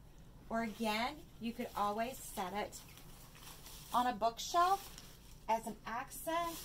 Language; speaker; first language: English; native; English